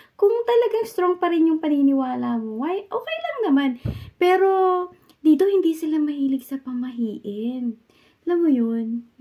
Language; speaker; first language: Filipino; native; Filipino